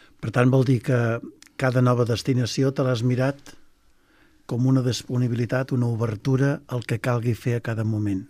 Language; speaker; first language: Catalan; native; Catalan